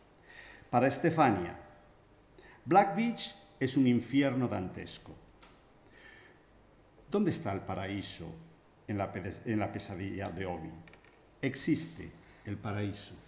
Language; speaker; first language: Spanish; native; Spanish